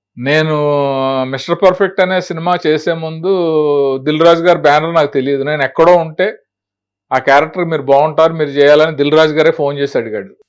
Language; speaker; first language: Telugu; native; Telugu